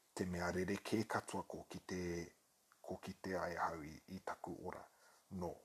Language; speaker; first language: Māori; non-native, local second language; English